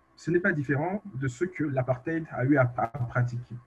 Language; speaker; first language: French; native; French